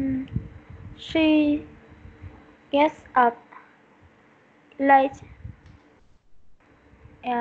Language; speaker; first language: English; non-native, learner; Vietnamese